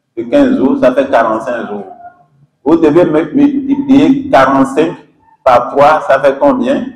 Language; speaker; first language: French; non-native, local second language; Yoruba